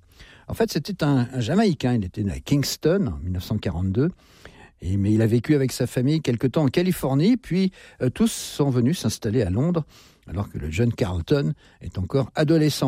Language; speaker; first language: French; native; French